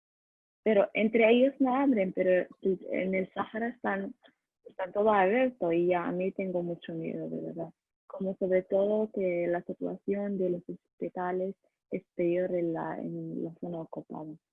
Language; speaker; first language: Spanish; non-native, learner; Arabic